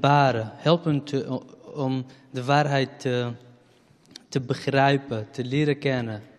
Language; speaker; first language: Dutch; non-native, fluent; Kurdish